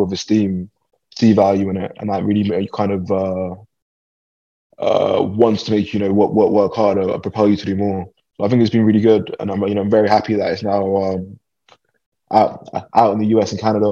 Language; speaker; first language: English; native; English